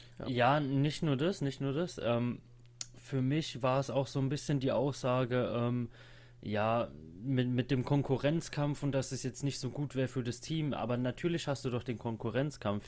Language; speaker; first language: German; native; German